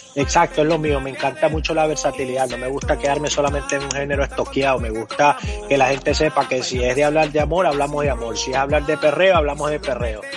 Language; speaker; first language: Spanish; early bilingual, heritage; Spanish